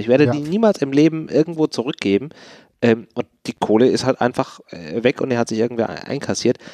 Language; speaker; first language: German; native; German